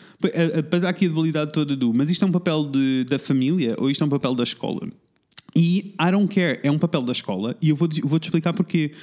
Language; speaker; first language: Portuguese; native; Portuguese